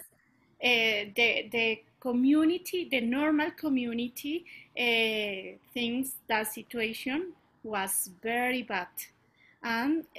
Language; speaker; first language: English; non-native, learner; Spanish